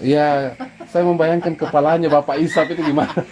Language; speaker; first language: Indonesian; native; Indonesian